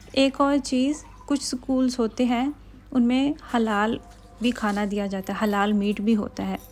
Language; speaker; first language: Urdu; native; Urdu